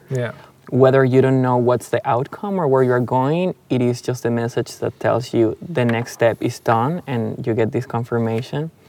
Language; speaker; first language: English; non-native, fluent; Spanish